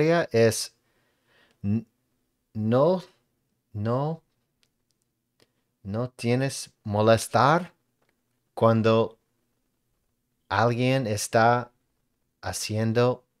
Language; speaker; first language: Spanish; non-native, learner; English